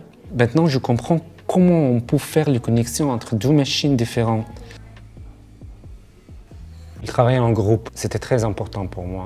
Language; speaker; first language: French; non-native, learner; Arabic